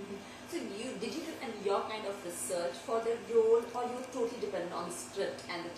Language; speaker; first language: English; non-native, local second language; Hindi